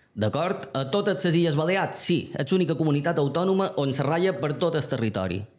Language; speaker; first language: Catalan; native; Catalan